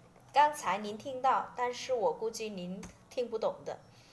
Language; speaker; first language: Chinese; non-native, fluent; Vietnamese